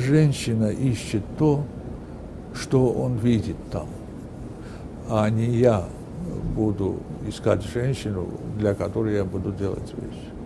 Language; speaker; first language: Russian; non-native, fluent; Armenian